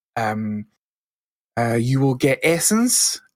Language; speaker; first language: English; native; English